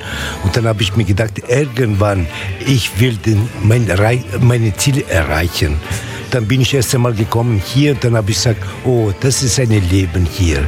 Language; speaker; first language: German; non-native, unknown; Italian